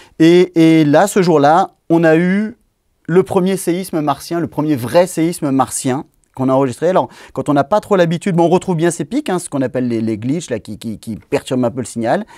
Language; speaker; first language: French; native; French